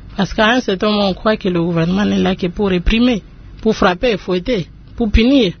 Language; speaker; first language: French; non-native, local second language; Lingala